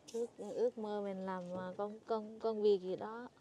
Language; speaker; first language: Vietnamese; non-native, local second language; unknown